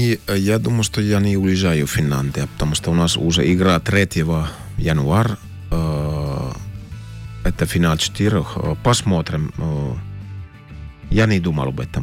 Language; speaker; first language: Russian; non-native, learner; Finnish